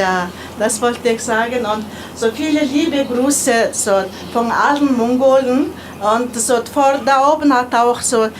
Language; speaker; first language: German; non-native, learner; Mongolian